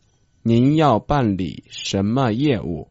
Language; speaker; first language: Chinese; native; Chinese